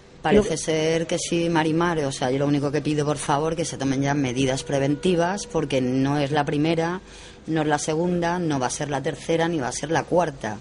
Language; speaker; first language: Spanish; native; Spanish